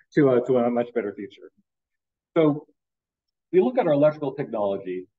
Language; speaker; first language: English; native; English